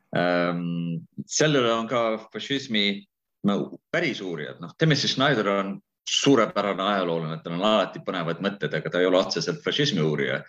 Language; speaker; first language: Estonian; early bilingual, heritage; Estonian